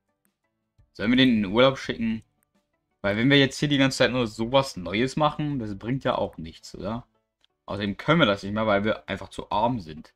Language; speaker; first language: German; native; German